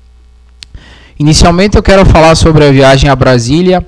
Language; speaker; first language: Portuguese; native; Portuguese